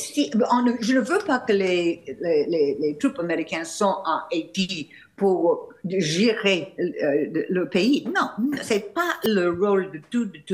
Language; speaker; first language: French; non-native, fluent; English